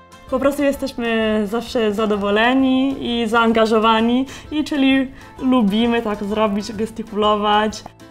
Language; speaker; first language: Polish; non-native, fluent; Italian